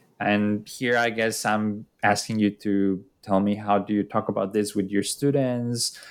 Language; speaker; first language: English; non-native, fluent; Spanish